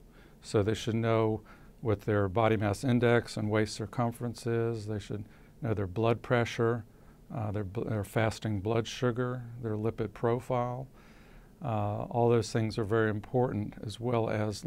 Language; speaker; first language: English; native; English